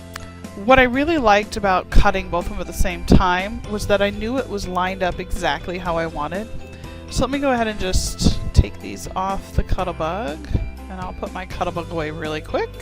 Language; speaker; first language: English; native; English